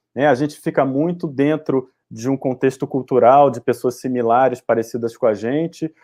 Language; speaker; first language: Portuguese; native; Portuguese